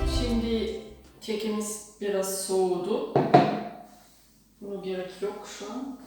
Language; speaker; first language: Turkish; non-native, learner; German